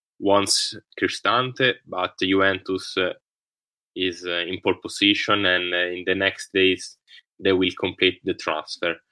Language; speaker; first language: English; non-native, learner; Italian